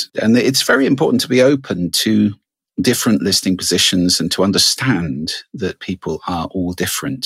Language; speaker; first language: English; native; English